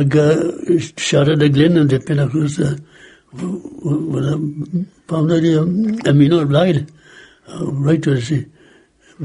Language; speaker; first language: Welsh; native; Welsh